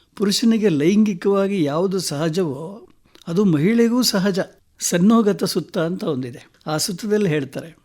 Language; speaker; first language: Kannada; native; Kannada